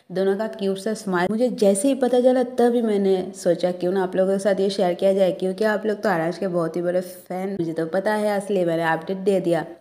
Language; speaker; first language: Hindi; non-native, local second language; Bangla